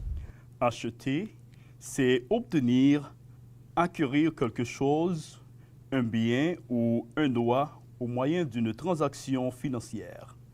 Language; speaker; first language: French; non-native, fluent; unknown